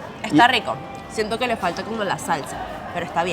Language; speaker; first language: Spanish; native; Spanish